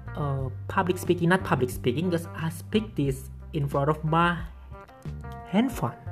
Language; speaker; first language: English; non-native, fluent; Indonesian